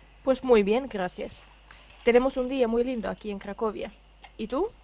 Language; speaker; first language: Spanish; non-native, fluent; Finnish